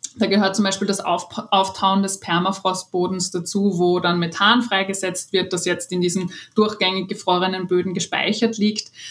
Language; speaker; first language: German; native; German